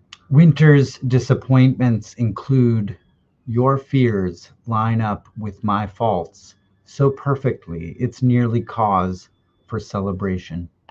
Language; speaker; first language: English; early bilingual, other home language; Russian